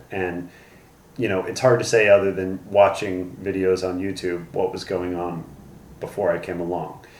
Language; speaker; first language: English; native; English